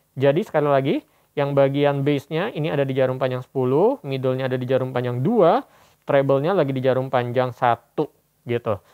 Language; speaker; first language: Indonesian; native; Indonesian